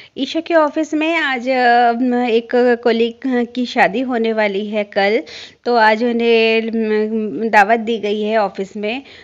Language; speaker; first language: Hindi; non-native, local second language; Bangla